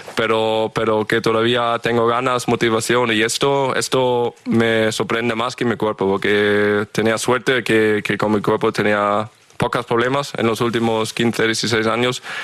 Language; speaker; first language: Spanish; non-native, fluent; German